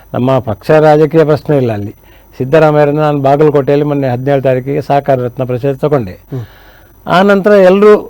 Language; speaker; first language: Kannada; native; Kannada